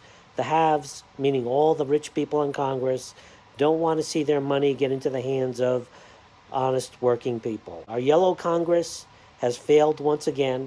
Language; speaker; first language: English; native; English